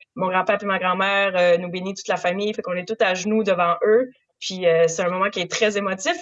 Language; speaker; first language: French; native; French